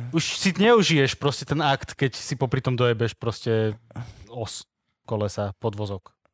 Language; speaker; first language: Slovak; native; Slovak